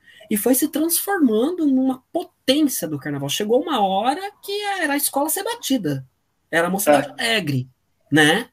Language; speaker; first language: Portuguese; native; Portuguese